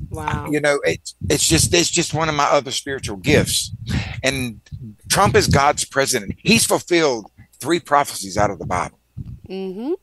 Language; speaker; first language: English; native; English